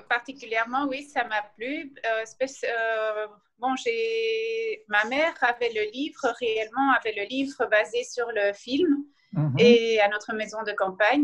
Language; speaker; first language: French; non-native, learner; Spanish